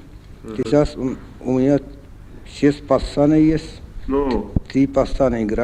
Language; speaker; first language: Russian; non-native, local second language; Yakut